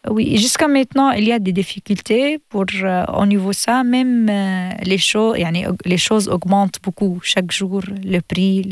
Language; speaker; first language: French; non-native, learner; Arabic